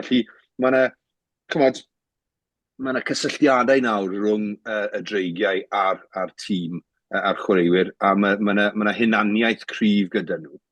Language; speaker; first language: Welsh; native; Welsh